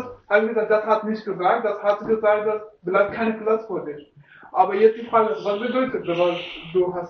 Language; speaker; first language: German; non-native, learner; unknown